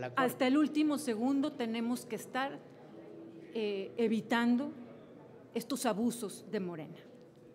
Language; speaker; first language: Spanish; native; Spanish